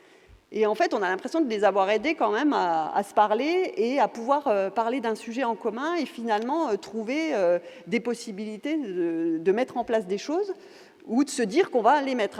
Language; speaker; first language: French; native; French